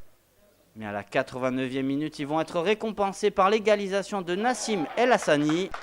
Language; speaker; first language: French; native; French